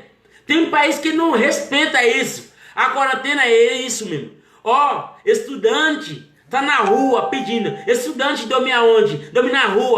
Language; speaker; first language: Portuguese; non-native, learner; Haitian Creole